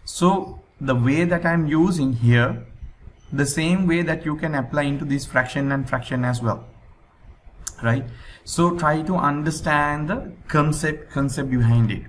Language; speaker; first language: English; non-native, local second language; Sinhala